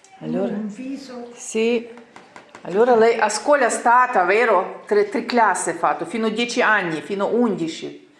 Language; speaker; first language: Italian; non-native, learner; Ukrainian